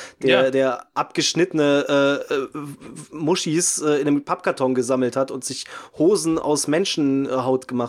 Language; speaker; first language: German; native; German